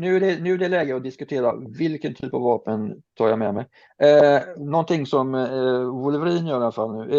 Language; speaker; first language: Swedish; native; Swedish